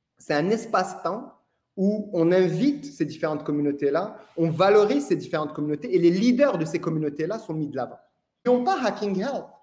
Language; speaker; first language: French; non-native, local second language; Arabic